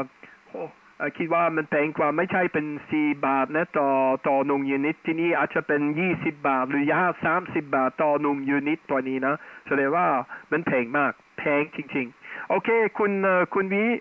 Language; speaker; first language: Thai; non-native, fluent; Dutch